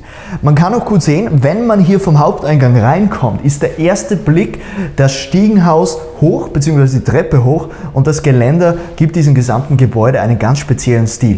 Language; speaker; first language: German; native; German